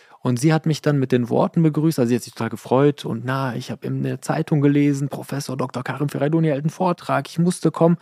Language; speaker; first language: German; early bilingual, other home language; Persian